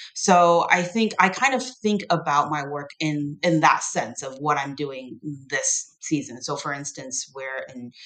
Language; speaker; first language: English; non-native, fluent; Chinese